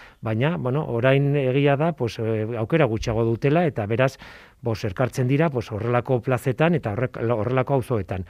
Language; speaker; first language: Basque; non-native, local second language; Spanish